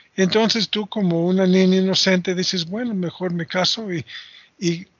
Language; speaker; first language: Spanish; non-native, fluent; English